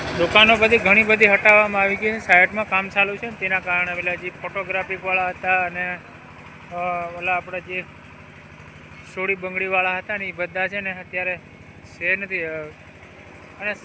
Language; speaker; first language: Gujarati; non-native, local second language; Bhili